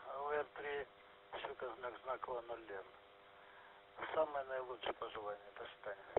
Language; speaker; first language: Russian; native; Russian